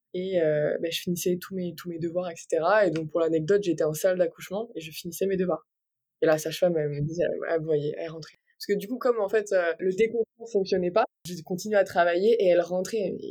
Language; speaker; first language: French; native; French